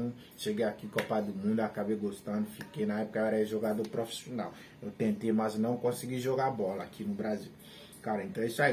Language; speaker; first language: Portuguese; non-native, learner; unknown